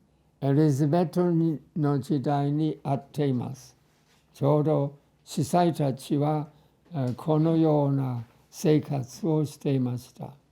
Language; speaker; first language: Japanese; non-native, fluent; English